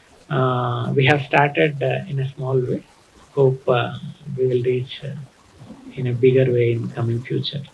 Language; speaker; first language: English; non-native, local second language; Telugu